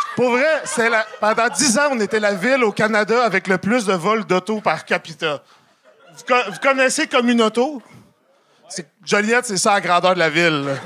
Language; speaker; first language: French; native; French